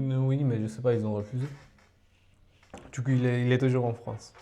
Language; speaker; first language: French; non-native, fluent; Georgian